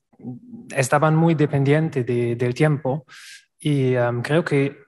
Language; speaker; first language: Spanish; non-native, learner; German